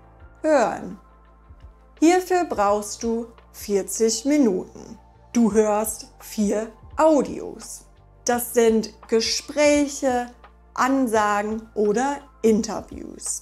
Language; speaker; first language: German; non-native, fluent; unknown